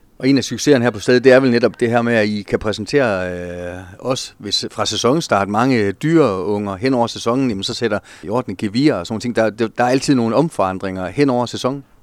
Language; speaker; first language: Danish; native; Danish